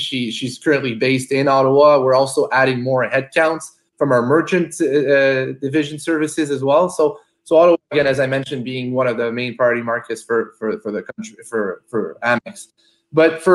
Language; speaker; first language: English; native; English